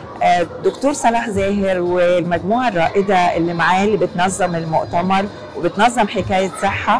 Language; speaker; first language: Arabic; native; Arabic